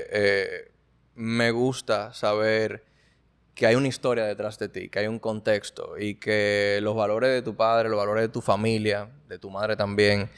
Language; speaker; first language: Spanish; native; Spanish